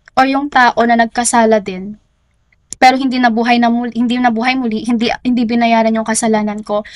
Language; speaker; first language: Filipino; native; Filipino